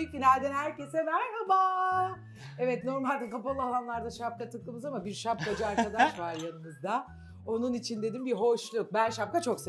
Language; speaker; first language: Turkish; native; Turkish